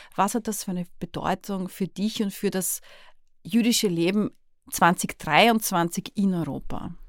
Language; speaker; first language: German; native; German